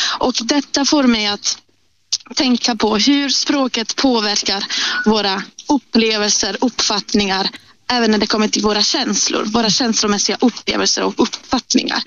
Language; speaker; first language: Swedish; non-native, fluent; Italian